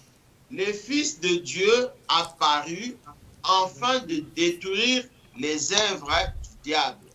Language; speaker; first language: French; non-native, local second language; Lingala